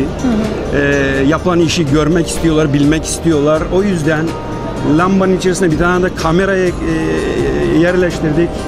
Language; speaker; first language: Turkish; early bilingual, heritage; Turkish